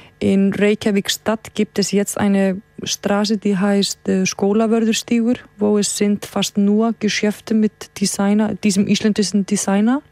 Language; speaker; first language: German; non-native, fluent; Icelandic